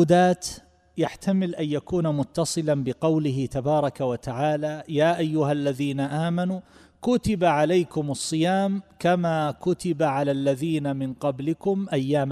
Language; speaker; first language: Arabic; native; Arabic